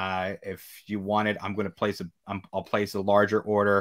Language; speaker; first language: English; native; English